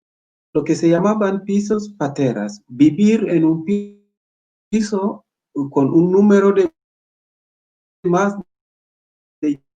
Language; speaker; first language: Spanish; non-native, fluent; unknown